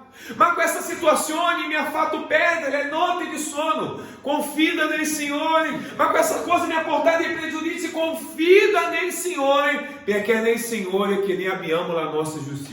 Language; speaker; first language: Italian; non-native, fluent; Portuguese